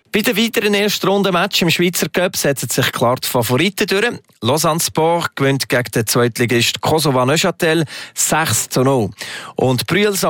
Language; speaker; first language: German; native; German